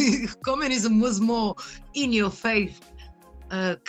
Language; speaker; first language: English; non-native, fluent; Bulgarian